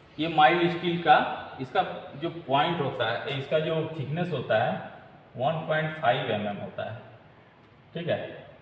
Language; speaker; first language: Hindi; native; Hindi